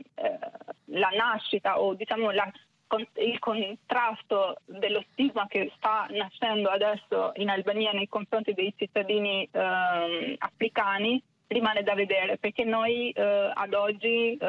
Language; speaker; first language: Italian; non-native, fluent; Albanian